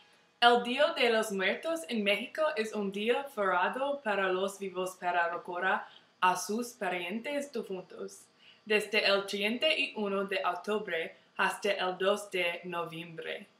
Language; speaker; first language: Spanish; non-native, learner; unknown